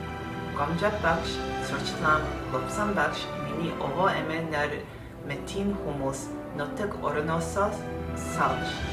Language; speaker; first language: Mongolian; early bilingual, heritage; Mongolian